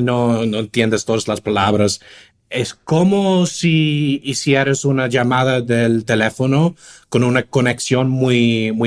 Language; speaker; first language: Spanish; non-native, fluent; English